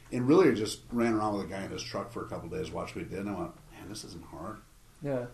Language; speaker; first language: English; native; English